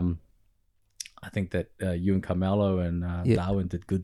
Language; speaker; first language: English; early bilingual, other home language; Pampanga